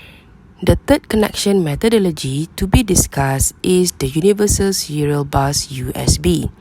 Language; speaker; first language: English; non-native, local second language; Malay